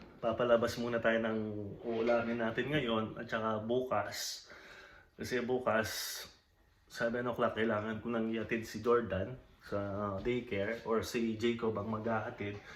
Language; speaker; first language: Filipino; native; Filipino